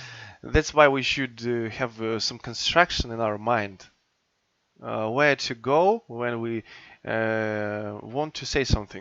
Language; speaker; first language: English; non-native, fluent; Russian